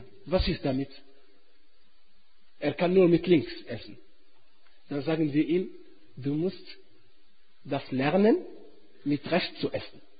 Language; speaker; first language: German; non-native, fluent; Arabic